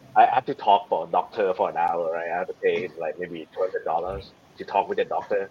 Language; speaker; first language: English; non-native, learner; Thai